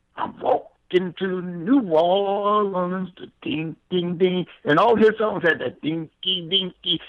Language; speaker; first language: English; native; English